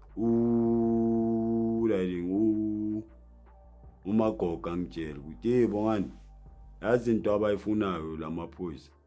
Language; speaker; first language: Zulu; native; Zulu